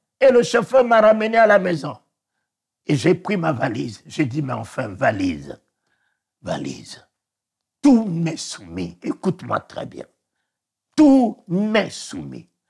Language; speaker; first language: French; non-native, local second language; Sango